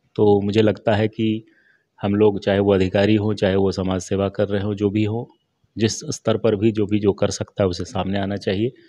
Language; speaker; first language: Hindi; native; Hindi